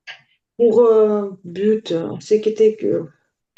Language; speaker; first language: French; non-native, learner; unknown